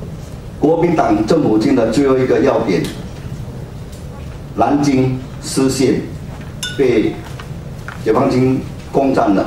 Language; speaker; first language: Chinese; native; Chinese